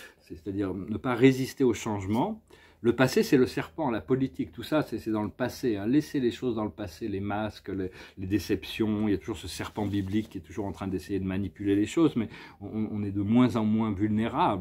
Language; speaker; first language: French; native; French